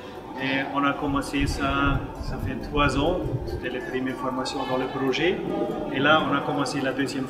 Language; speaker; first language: French; non-native, fluent; German